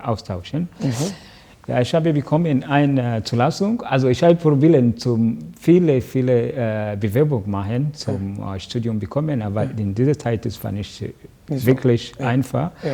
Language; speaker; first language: German; non-native, learner; Kinyarwanda